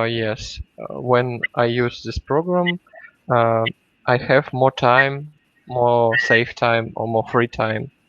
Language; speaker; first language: English; non-native, learner; Russian